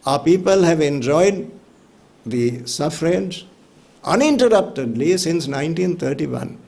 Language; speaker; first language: English; non-native, local second language; Sinhala